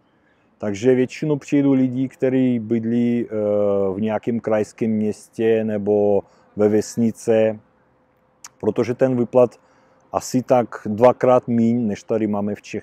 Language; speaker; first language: Czech; non-native, fluent; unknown